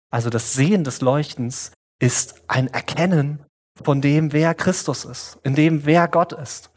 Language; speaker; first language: German; native; German